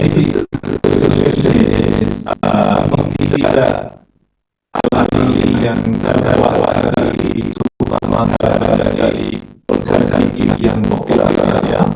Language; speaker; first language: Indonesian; non-native, learner; English